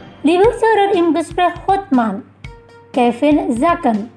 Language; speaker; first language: German; non-native, learner; Indonesian